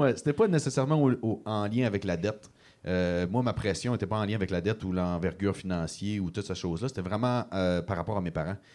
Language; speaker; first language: French; native; French